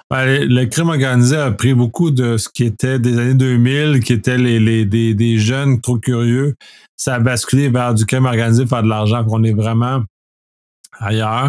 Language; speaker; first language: French; native; French